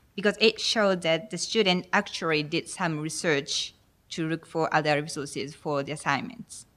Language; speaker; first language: English; non-native, fluent; Japanese